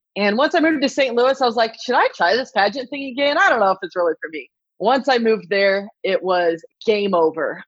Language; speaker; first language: English; native; English